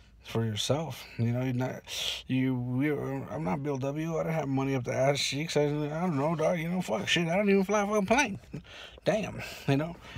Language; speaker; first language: English; early bilingual, other home language; Spanish